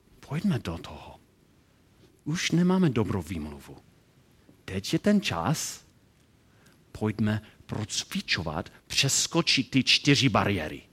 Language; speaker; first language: Czech; non-native, learner; English